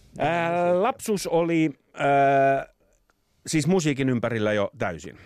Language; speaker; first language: Finnish; native; Finnish